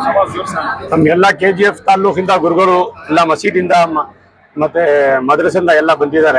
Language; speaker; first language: Kannada; non-native, local second language; Urdu